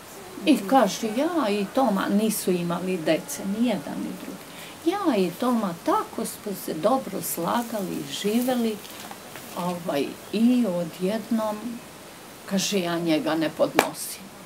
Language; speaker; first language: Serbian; non-native, local second language; Romanian